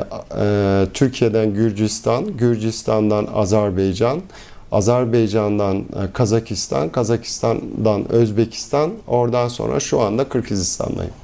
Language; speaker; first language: Turkish; early bilingual, heritage; Turkish